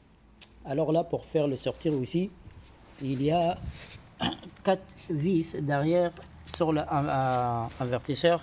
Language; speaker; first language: French; non-native, fluent; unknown